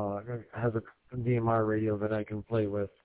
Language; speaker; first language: English; native; English